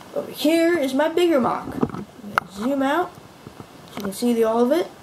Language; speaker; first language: English; native; English